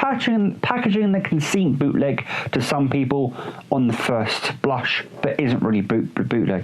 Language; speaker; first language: English; native; English